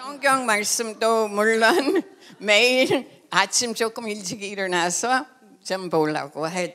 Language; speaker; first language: Korean; non-native, fluent; English